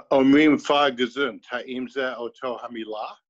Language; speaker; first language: Hebrew; non-native, fluent; English